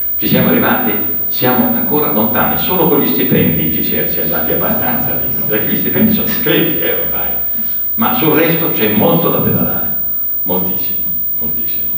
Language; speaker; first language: Italian; native; Italian